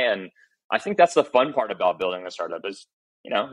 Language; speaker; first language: English; early bilingual, other home language; Chinese